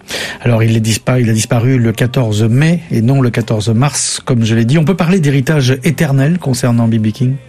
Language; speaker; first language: French; native; French